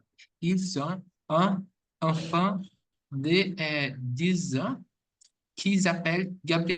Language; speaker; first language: French; non-native, learner; Portuguese